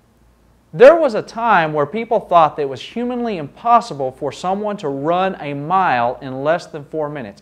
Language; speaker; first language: English; native; English